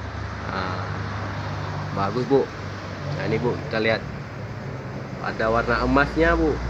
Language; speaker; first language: Indonesian; native; Indonesian